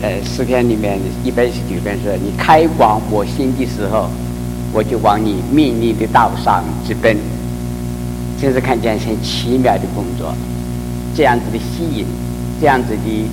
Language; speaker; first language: Chinese; native; Chinese